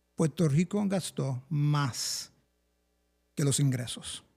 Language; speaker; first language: Spanish; early bilingual, other home language; English